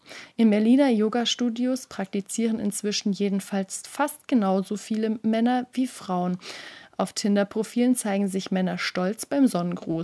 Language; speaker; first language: German; native; German